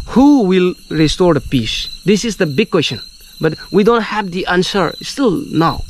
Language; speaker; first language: Hindi; non-native, local second language; Manipuri